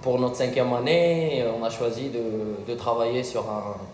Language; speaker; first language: French; non-native, local second language; Arabic